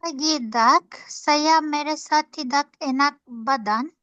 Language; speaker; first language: Indonesian; non-native, learner; Turkish